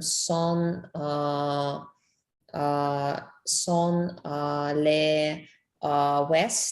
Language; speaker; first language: French; non-native, learner; English